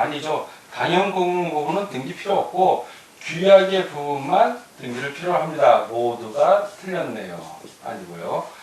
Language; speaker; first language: Korean; native; Korean